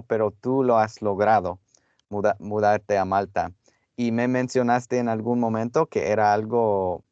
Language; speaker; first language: Spanish; non-native, fluent; English